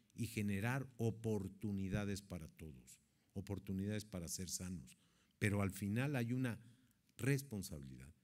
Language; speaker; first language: Spanish; native; Spanish